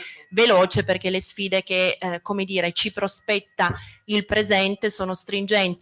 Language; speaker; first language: Italian; native; Italian